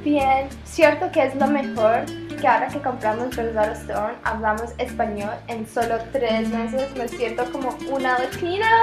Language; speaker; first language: Spanish; non-native, learner; English